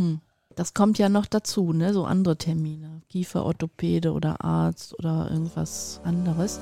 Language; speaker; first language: German; native; German